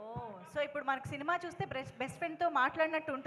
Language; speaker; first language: Telugu; native; Telugu